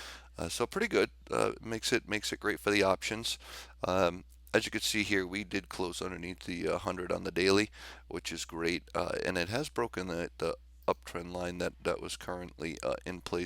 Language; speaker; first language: English; native; English